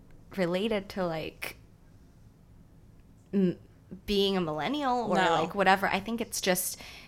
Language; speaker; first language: English; non-native, local second language; Cantonese